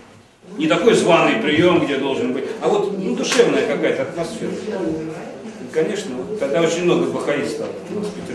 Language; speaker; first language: Russian; native; Russian